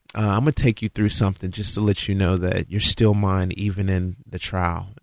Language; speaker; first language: English; native; English